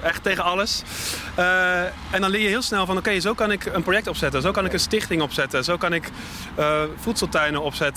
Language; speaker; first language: Dutch; native; Dutch